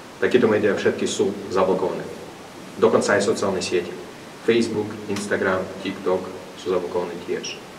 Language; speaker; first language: Slovak; non-native, fluent; Russian